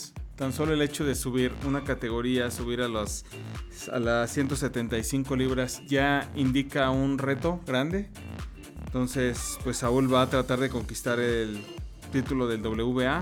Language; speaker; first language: Spanish; native; Spanish